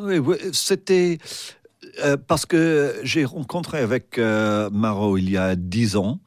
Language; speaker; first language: French; non-native, fluent; English